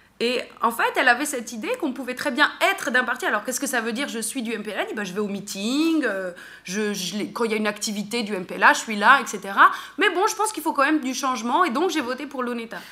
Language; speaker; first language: French; native; French